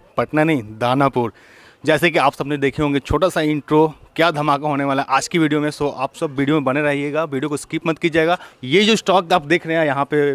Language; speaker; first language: Hindi; native; Hindi